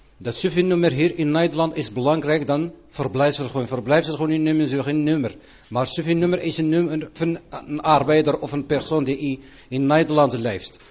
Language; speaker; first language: Dutch; non-native, fluent; Arabic